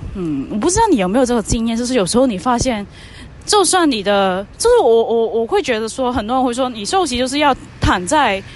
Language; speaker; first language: Chinese; non-native, fluent; Cantonese